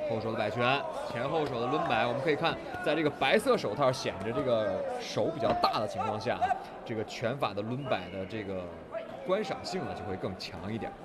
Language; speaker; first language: Chinese; native; Chinese